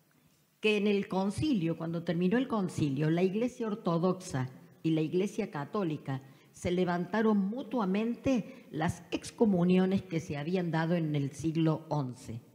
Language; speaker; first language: Spanish; native; Spanish